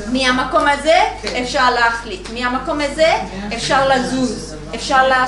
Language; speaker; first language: Hebrew; non-native, learner; English